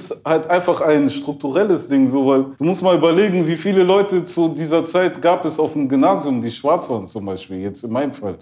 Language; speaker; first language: German; early bilingual, other home language; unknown